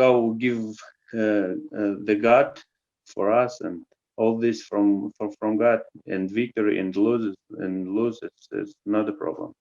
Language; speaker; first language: English; non-native, learner; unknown